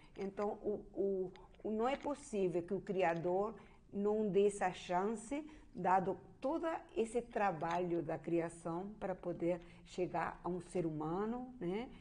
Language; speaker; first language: Portuguese; non-native, fluent; Spanish